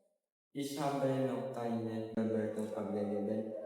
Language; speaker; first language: German; non-native, learner; Filipino